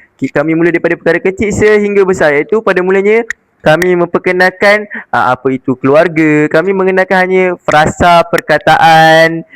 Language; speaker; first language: Malay; native; Malay